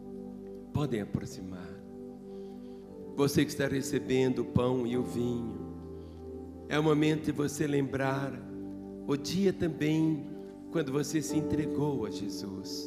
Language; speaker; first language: Portuguese; native; Portuguese